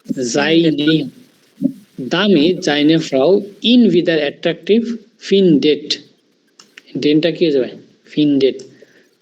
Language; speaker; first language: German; non-native, fluent; Bangla